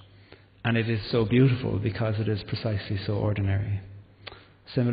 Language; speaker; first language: English; native; English